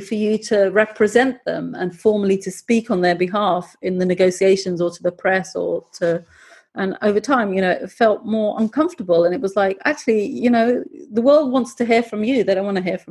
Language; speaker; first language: English; native; English